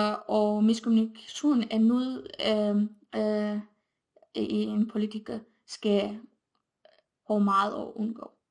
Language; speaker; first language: Danish; non-native, fluent; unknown